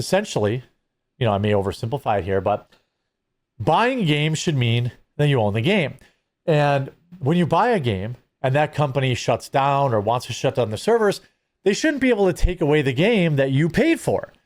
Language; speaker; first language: English; native; English